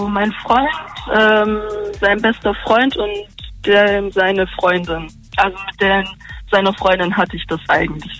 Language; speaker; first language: German; native; German